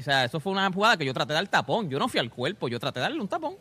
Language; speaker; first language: Spanish; native; Spanish